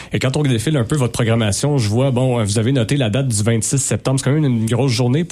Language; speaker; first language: French; native; French